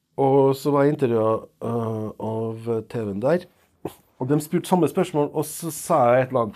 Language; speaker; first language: Norwegian; non-native, fluent; Serbian